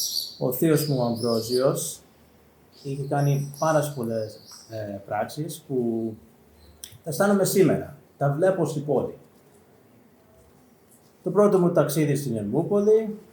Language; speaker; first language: Greek; non-native, learner; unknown